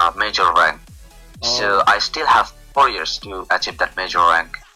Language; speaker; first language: English; non-native, local second language; Bangla